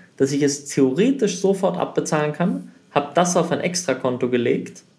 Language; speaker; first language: German; early bilingual, heritage; German